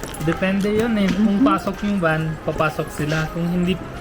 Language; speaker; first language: Filipino; non-native, learner; Punjabi